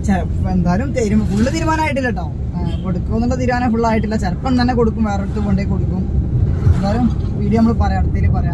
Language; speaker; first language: Malayalam; native; Malayalam